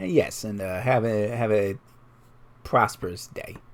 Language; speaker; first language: English; native; English